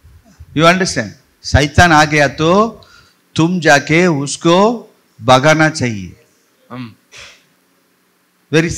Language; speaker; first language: Hindi; non-native, local second language; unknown